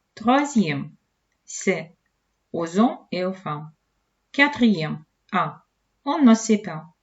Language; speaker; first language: French; non-native, fluent; Ukrainian